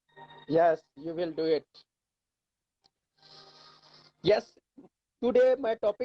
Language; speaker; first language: English; non-native, learner; Urdu